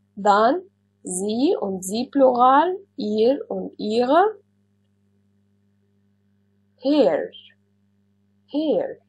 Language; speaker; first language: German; non-native, fluent; Arabic